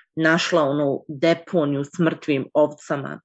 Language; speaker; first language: Bosnian; native; Bosnian